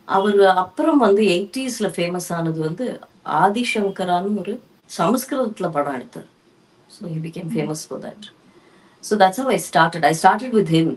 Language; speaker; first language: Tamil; native; Tamil